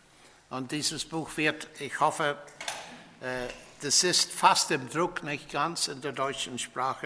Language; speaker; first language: German; non-native, fluent; English